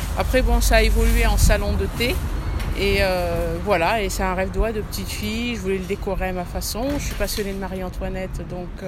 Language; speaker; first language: French; early bilingual, other home language; Arabic